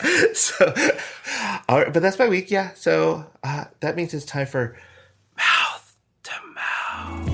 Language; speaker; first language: English; native; English